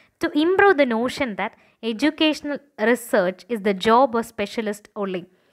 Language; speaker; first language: English; non-native, local second language; Malayalam